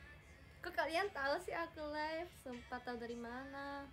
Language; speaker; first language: Indonesian; non-native, fluent; Japanese